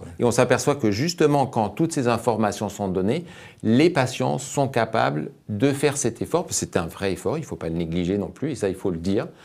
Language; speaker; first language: French; native; French